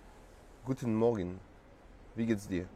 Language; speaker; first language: German; non-native, learner; French